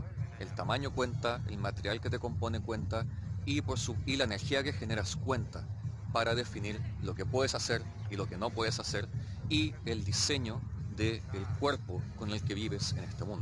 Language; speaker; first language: Spanish; native; Spanish